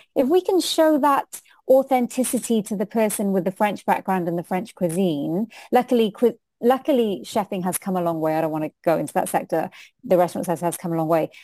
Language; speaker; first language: English; non-native, local second language; Hindi